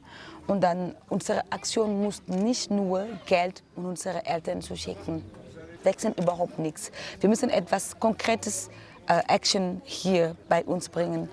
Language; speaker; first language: German; non-native, learner; French